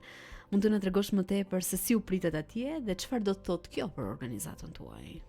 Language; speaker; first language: Albanian; native; Albanian